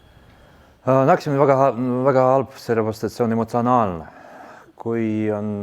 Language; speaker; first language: Estonian; non-native, local second language; Russian